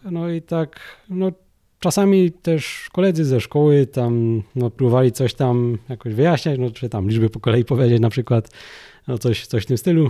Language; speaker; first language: Polish; native; Polish